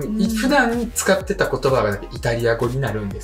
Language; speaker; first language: Japanese; early bilingual, other home language; Russian